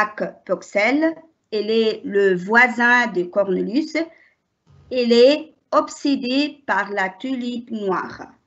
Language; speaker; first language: French; non-native, learner; Arabic